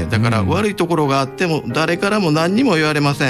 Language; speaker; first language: Japanese; native; Japanese